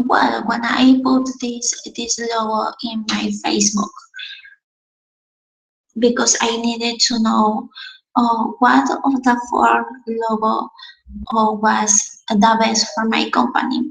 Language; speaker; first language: English; non-native, learner; Spanish